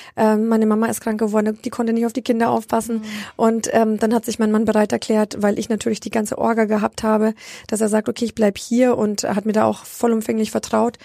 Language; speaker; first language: German; early bilingual, other home language; Romanian